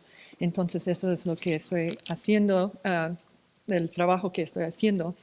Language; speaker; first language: Spanish; non-native, fluent; English